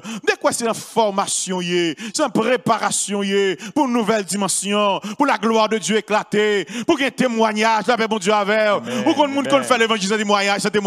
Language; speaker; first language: French; non-native, local second language; Haitian Creole